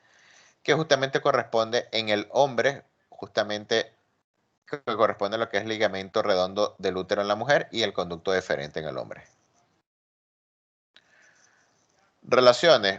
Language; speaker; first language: Spanish; native; Spanish